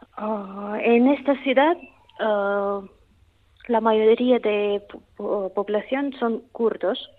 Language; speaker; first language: Spanish; non-native, fluent; Russian